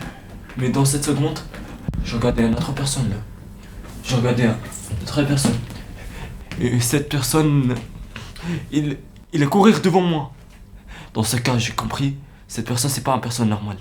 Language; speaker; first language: French; non-native, learner; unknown